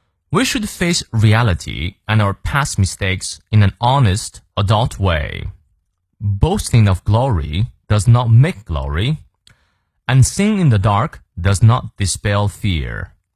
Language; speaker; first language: English; non-native, fluent; Chinese